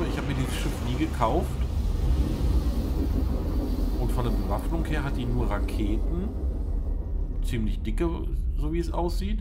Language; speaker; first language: German; native; German